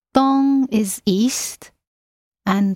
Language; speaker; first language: English; non-native, fluent; Chinese